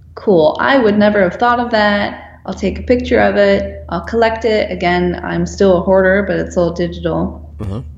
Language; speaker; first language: English; non-native, fluent; Dutch